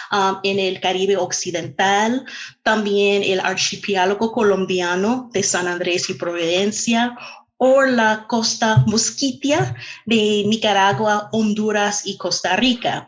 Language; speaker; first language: Spanish; non-native, fluent; English